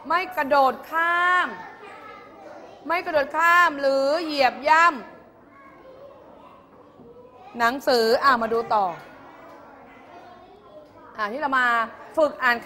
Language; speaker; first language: Thai; native; Thai